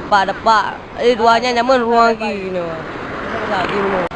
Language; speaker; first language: Indonesian; non-native, local second language; Achinese